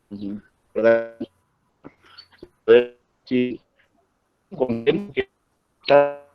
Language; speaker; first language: Spanish; non-native, local second language; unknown